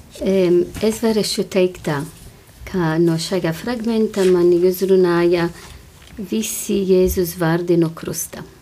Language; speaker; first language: Latvian; non-native, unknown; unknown